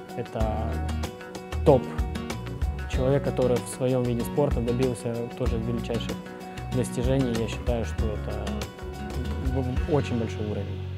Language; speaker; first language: Russian; native; Russian